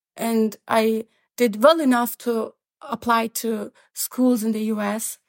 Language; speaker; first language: English; non-native, fluent; Pashto